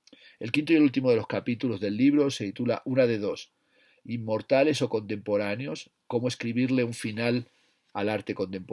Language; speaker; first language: Spanish; native; Spanish